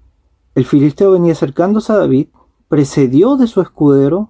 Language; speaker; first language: Spanish; native; Spanish